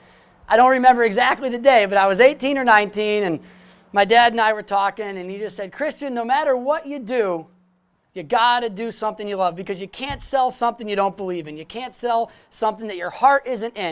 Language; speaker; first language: English; native; English